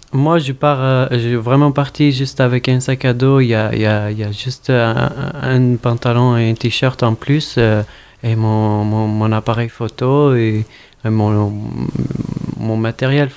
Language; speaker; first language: French; non-native, fluent; Arabic